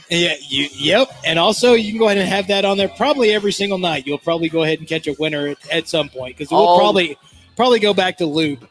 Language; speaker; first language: English; native; English